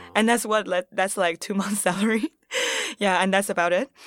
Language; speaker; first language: English; early bilingual, other home language; Chinese